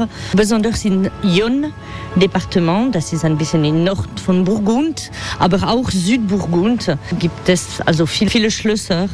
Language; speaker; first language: German; non-native, fluent; French